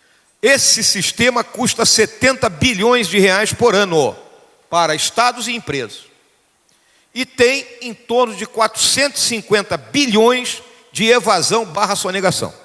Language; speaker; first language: Portuguese; native; Portuguese